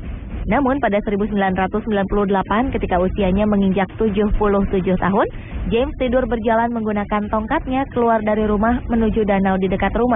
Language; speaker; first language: Indonesian; native; Indonesian